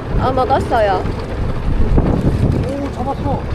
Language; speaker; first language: Korean; non-native, learner; Chinese